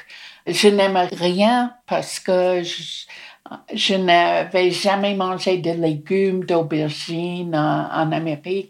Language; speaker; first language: French; non-native, fluent; English